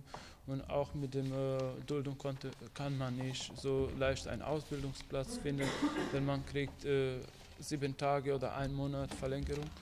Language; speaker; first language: German; non-native, fluent; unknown